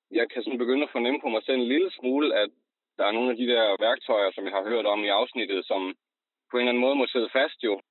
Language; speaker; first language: Danish; native; Danish